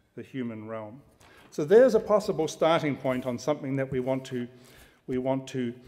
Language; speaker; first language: English; native; English